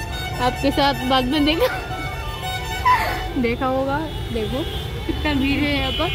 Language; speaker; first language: Hindi; non-native, local second language; Bangla